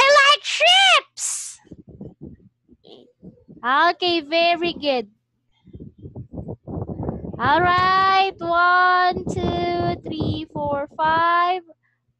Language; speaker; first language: English; non-native, fluent; Filipino